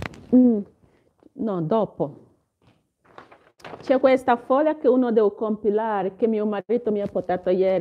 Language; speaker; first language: Italian; non-native, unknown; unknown